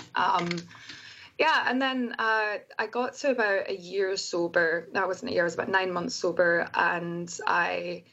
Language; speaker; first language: English; native; English